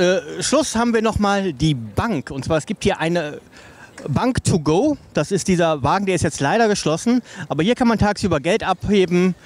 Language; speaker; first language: German; native; German